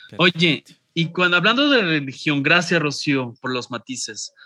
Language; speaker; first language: Spanish; native; Spanish